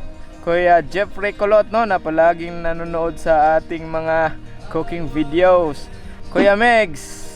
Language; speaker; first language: Filipino; non-native, local second language; Cebuano